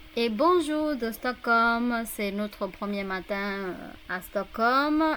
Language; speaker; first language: French; non-native, fluent; Burmese